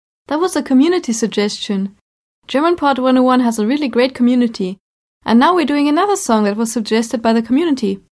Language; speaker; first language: English; non-native, fluent; German